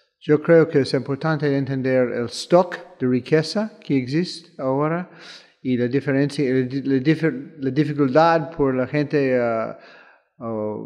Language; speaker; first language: Spanish; non-native, fluent; English